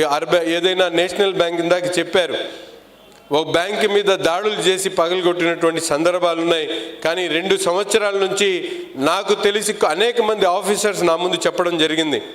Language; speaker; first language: Telugu; non-native, local second language; Urdu